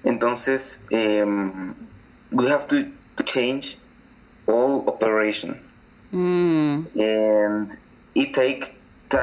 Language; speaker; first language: English; non-native, learner; Spanish